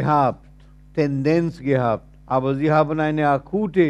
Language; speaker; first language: German; non-native, fluent; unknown